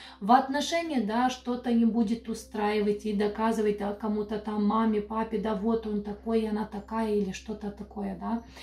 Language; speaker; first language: Russian; non-native, local second language; Romanian